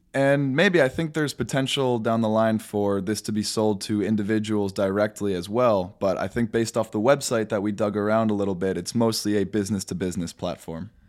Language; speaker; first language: English; native; English